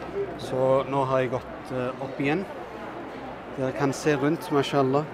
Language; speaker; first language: Norwegian; early bilingual, other home language; Urdu